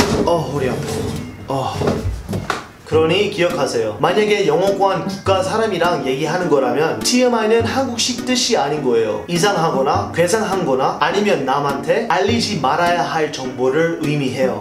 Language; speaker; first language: Korean; non-native, fluent; English